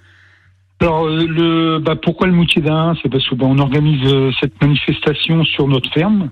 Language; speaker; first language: French; native; French